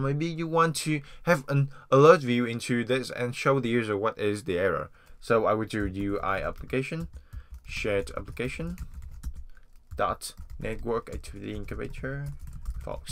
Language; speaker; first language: English; non-native, fluent; Vietnamese